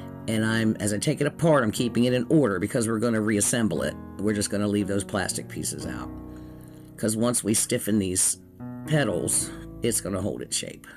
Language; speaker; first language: English; native; English